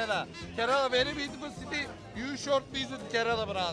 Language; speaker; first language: English; non-native, learner; Turkish